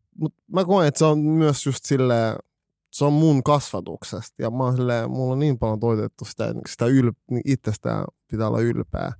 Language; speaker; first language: Finnish; early bilingual, other home language; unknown